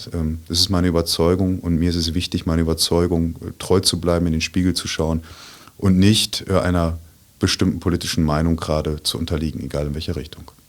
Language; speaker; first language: German; native; German